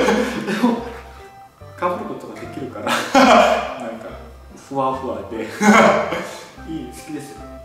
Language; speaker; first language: Japanese; non-native, learner; Korean